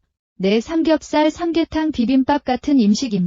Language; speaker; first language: Korean; non-native, learner; Nepali